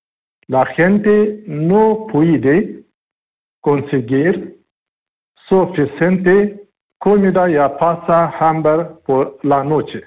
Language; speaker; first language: Spanish; non-native, learner; Pashto